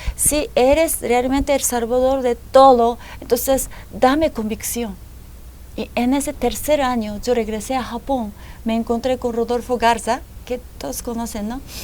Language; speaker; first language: Spanish; non-native, fluent; Japanese